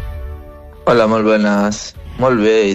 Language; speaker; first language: Catalan; non-native, fluent; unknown